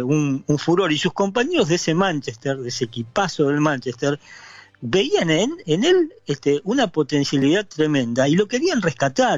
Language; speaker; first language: Spanish; native; Spanish